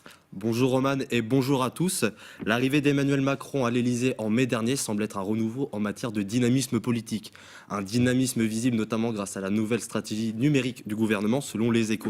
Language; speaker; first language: French; native; French